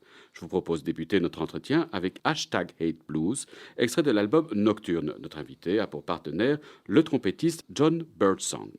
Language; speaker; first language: French; native; French